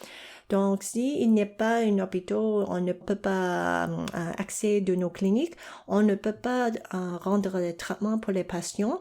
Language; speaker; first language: French; non-native, local second language; English